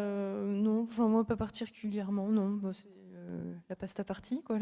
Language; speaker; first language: French; native; French